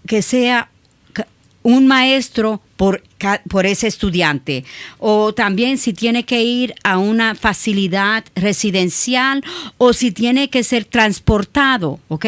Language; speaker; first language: Spanish; early bilingual, other home language; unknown